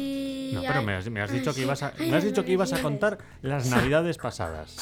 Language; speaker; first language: Spanish; native; Spanish